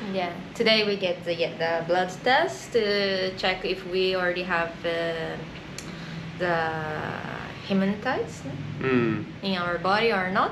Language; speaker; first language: English; non-native, fluent; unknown